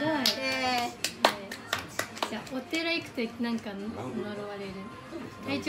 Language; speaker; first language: Japanese; native; Japanese